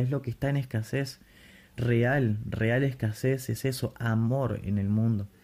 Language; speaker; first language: Spanish; native; Spanish